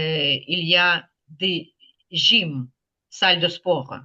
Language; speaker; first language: French; non-native, fluent; Ukrainian